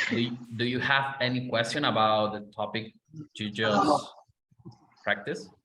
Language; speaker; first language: English; non-native, fluent; Spanish